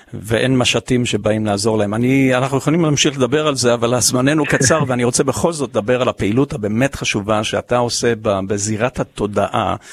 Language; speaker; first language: Hebrew; early bilingual, other home language; English